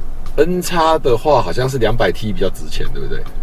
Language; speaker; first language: Chinese; native; Chinese